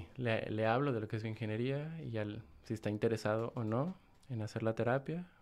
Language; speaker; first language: Spanish; native; Spanish